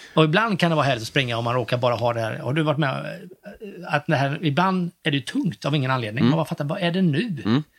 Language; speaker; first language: Swedish; native; Swedish